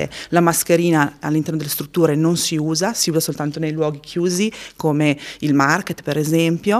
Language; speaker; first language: Italian; native; Italian